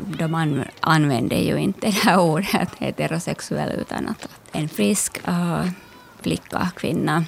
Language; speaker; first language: Swedish; non-native, local second language; Finnish